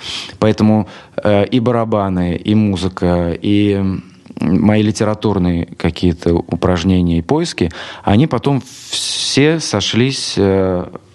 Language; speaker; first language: Russian; native; Russian